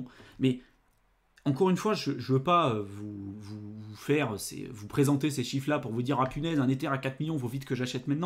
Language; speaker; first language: French; native; French